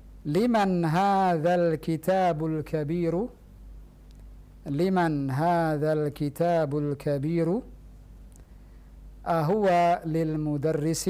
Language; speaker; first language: Arabic; non-native, fluent; Indonesian